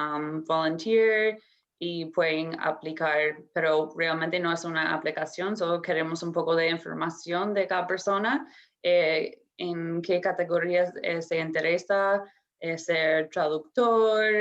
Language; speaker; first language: Spanish; non-native, fluent; English